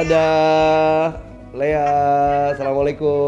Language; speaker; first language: Indonesian; native; Indonesian